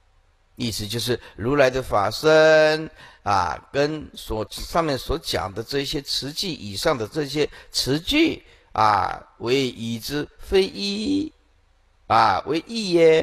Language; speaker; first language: Chinese; native; Chinese